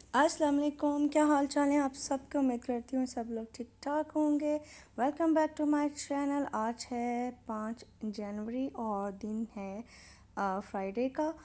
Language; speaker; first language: Urdu; native; Urdu